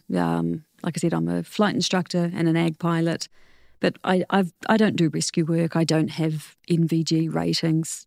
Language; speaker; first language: English; native; English